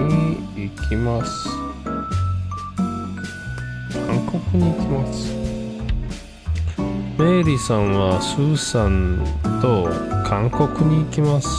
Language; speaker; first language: Japanese; non-native, learner; English